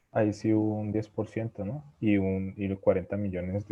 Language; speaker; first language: Spanish; native; Spanish